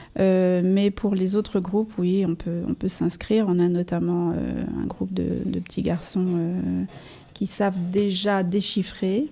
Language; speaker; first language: French; native; French